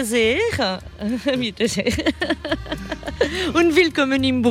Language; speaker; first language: German; non-native, fluent; French